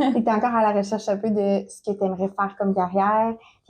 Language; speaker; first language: French; native; French